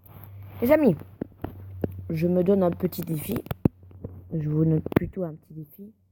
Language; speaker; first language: French; native; French